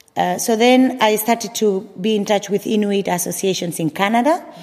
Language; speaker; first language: English; non-native, fluent; Spanish